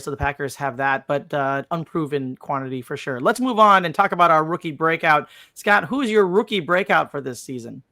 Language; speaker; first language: English; native; English